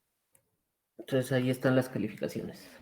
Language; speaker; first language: Spanish; native; Spanish